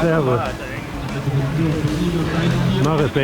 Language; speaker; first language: German; native; German